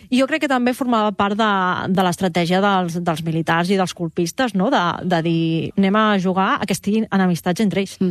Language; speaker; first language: Catalan; native; Catalan